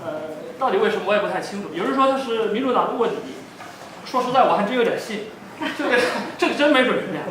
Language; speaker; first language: Chinese; native; Chinese